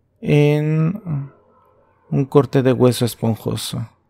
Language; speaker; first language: Spanish; native; Spanish